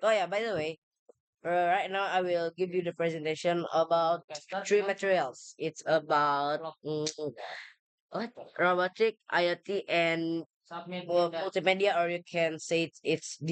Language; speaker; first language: English; non-native, learner; Indonesian